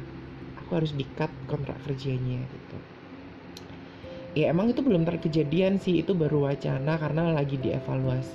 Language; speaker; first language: Indonesian; native; Indonesian